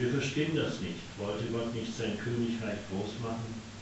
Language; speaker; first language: German; native; German